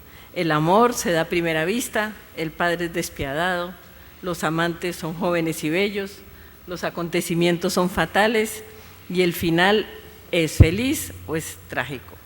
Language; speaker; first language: Spanish; native; Spanish